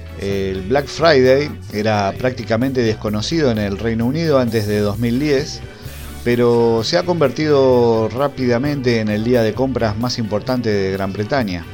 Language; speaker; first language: Spanish; native; Spanish